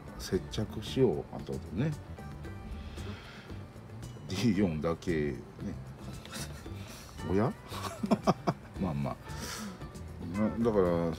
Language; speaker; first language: Japanese; native; Japanese